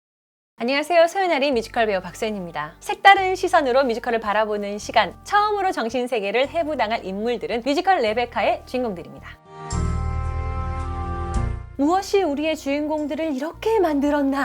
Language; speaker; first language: Korean; native; Korean